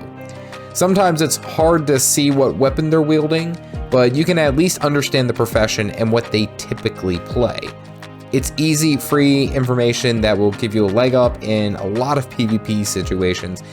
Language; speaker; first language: English; native; English